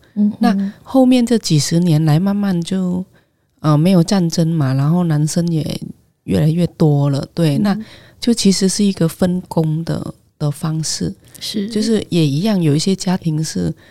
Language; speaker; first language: Chinese; non-native, fluent; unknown